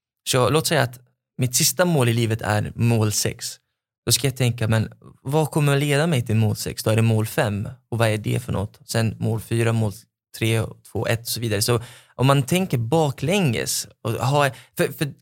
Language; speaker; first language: Swedish; non-native, fluent; Arabic